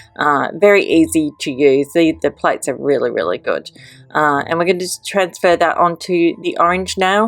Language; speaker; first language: English; native; English